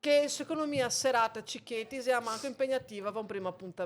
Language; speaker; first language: Italian; native; Italian